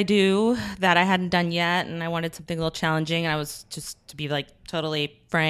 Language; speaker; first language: English; native; English